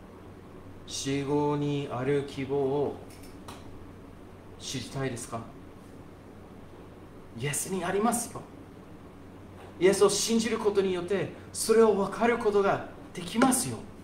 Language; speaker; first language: Japanese; non-native, fluent; English